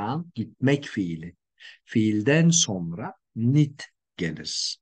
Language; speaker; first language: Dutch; non-native, fluent; Turkish